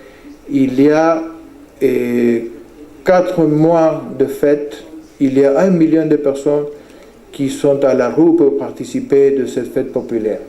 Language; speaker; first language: French; non-native, fluent; Spanish